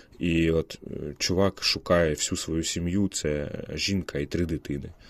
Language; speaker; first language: Ukrainian; non-native, local second language; Russian